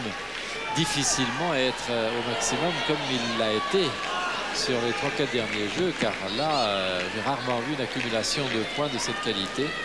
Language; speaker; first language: French; native; French